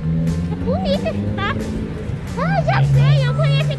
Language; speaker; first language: Portuguese; native; Portuguese